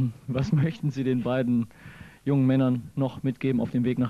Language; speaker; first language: German; native; German